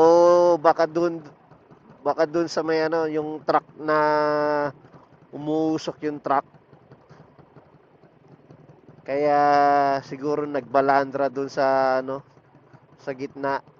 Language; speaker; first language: Filipino; native; Filipino